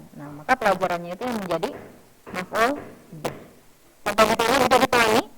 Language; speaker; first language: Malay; non-native, local second language; Sundanese